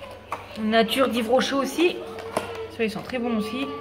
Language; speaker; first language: French; native; French